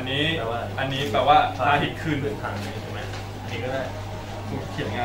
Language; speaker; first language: Chinese; non-native, learner; Thai